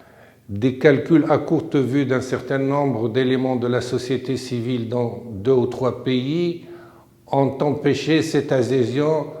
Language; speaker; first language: French; non-native, local second language; Arabic